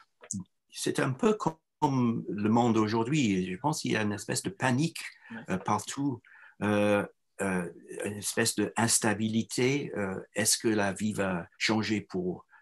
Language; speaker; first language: French; non-native, fluent; English